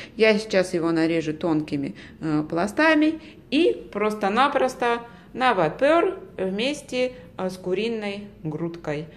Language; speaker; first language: Russian; native; Russian